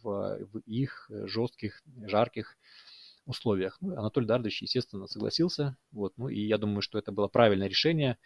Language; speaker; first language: Russian; native; Russian